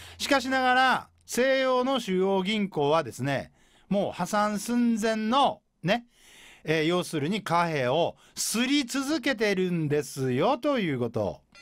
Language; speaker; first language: Japanese; native; Japanese